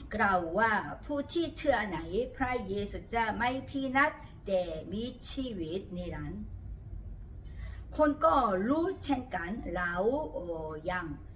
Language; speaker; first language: Thai; non-native, fluent; Korean